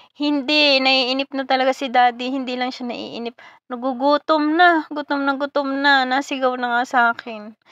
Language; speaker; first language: Filipino; non-native, local second language; Bikol